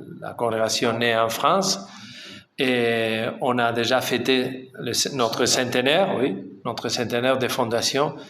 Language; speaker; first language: French; non-native, fluent; Spanish